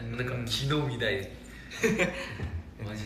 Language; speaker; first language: Japanese; non-native, fluent; Chinese